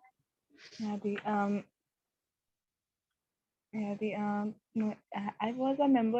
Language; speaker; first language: English; non-native, learner; Hindi